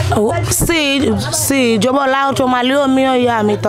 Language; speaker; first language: Spanish; non-native, learner; Haitian Creole